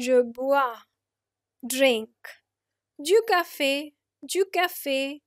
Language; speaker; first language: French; non-native, fluent; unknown